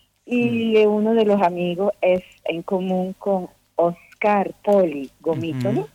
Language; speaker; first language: Spanish; non-native, fluent; French